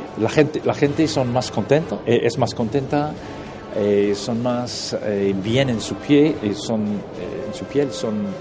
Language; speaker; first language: Spanish; non-native, fluent; English